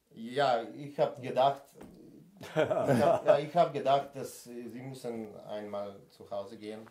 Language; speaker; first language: German; non-native, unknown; Slovenian